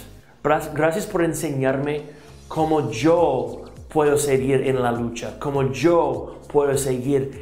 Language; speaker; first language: Spanish; non-native, fluent; English